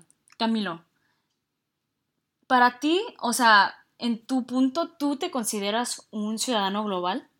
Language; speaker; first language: Spanish; early bilingual, heritage; Spanish